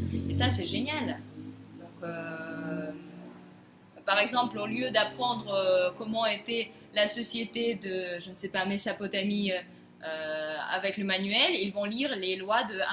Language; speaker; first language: French; non-native, fluent; Russian